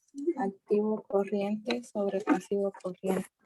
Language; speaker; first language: Spanish; native; Spanish